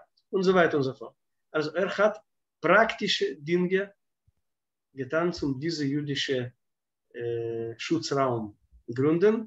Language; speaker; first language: German; non-native, fluent; Russian